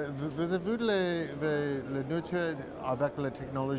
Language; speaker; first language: French; non-native, learner; English